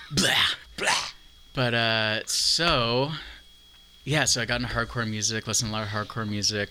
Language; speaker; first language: English; native; English